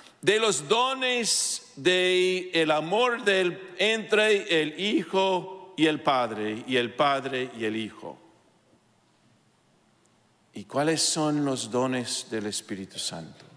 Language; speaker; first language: Spanish; non-native, fluent; English